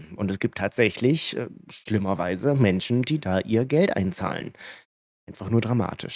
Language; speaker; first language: German; native; German